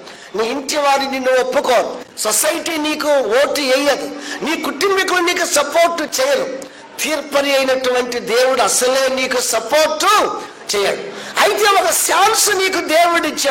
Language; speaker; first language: Telugu; native; Telugu